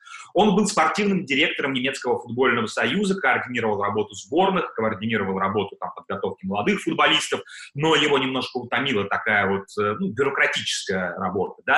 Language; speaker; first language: Russian; native; Russian